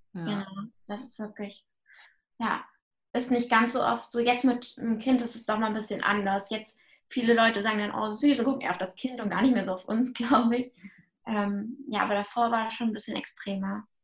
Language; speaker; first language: German; native; German